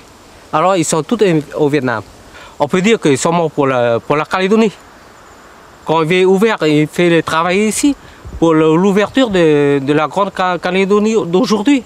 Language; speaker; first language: French; early bilingual, heritage; Vietnamese